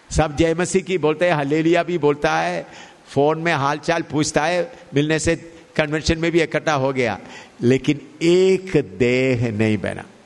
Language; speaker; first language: Hindi; non-native, local second language; Malayalam